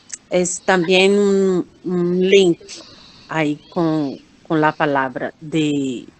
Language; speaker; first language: Spanish; non-native, fluent; Portuguese